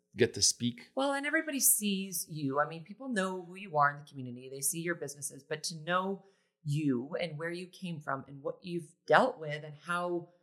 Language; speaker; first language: English; non-native, fluent; Italian